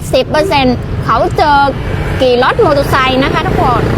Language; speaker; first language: Thai; non-native, learner; Vietnamese